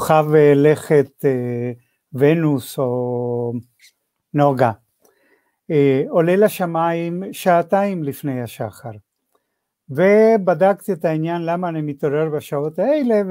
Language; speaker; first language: Hebrew; non-native, fluent; Spanish